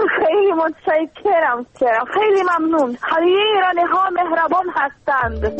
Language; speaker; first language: Persian; non-native, learner; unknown